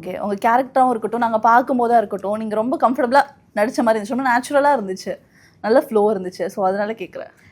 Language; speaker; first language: Tamil; native; Tamil